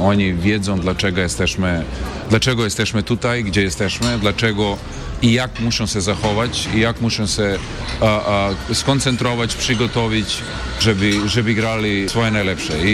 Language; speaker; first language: Polish; non-native, fluent; Serbian